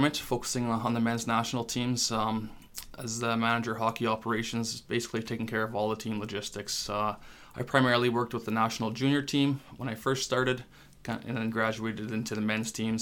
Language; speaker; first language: English; non-native, fluent; French